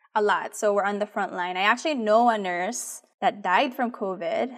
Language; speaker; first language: English; early bilingual, other home language; Filipino